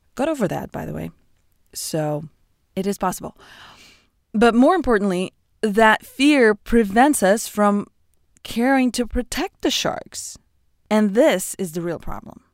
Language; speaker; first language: English; non-native, fluent; Russian